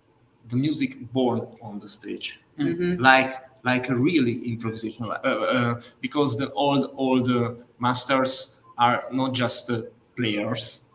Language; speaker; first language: English; non-native, learner; Hungarian